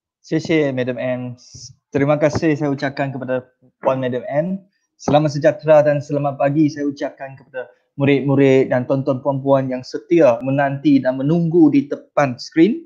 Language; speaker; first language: Malay; non-native, local second language; Chinese